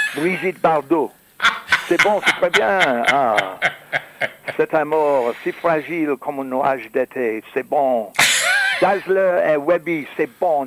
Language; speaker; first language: French; non-native, learner; English